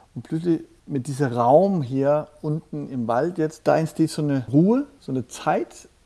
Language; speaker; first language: German; non-native, fluent; Danish